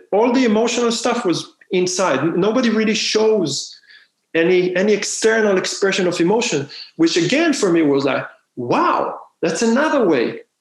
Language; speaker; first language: English; non-native, fluent; Hebrew